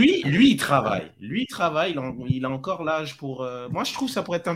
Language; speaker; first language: French; native; French